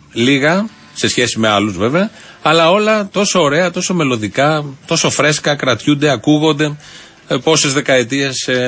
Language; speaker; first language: Greek; native; Greek